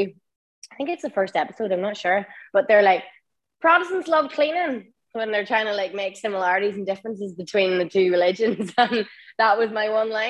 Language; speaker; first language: English; native; English